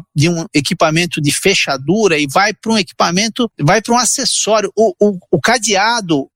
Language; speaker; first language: Portuguese; early bilingual, other home language; Italian